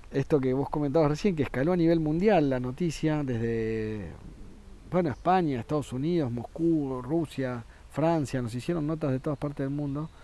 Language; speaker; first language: Spanish; native; Spanish